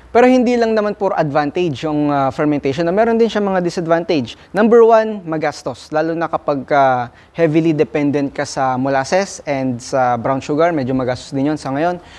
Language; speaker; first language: Filipino; non-native, local second language; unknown